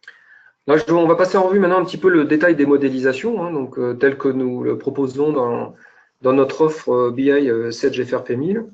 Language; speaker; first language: French; native; French